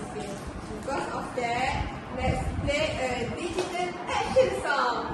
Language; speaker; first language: English; non-native, learner; Malay